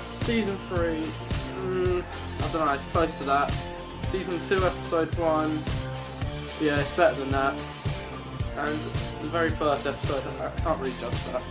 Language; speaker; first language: English; native; English